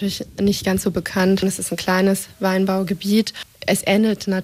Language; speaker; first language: German; native; German